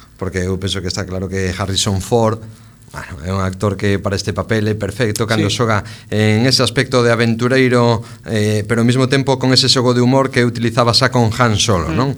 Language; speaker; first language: Galician; non-native, local second language; Spanish